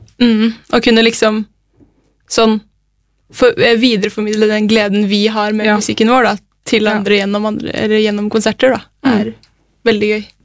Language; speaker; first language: Norwegian; native; Norwegian